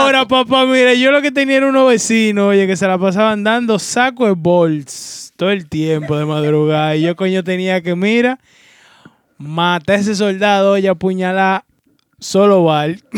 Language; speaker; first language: Spanish; native; Spanish